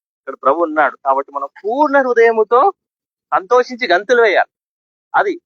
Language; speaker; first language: Telugu; non-native, local second language; Kannada